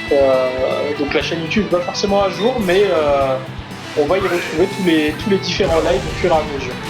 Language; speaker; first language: French; native; French